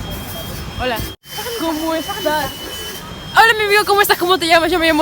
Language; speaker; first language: Spanish; non-native, learner; French